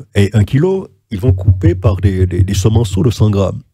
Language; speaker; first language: French; native; French